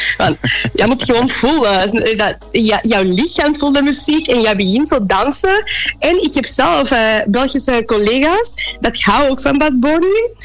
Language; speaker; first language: Dutch; non-native, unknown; Spanish